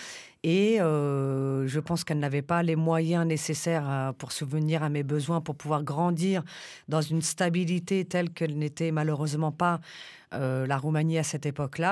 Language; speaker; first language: French; early bilingual, other home language; Romanian